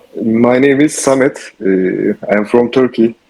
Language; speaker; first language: English; non-native, learner; Turkish